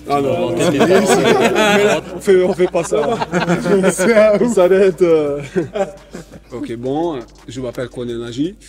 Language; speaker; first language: French; non-native, fluent; Hungarian